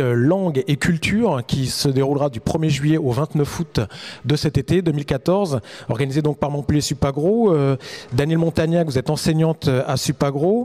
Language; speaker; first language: French; native; French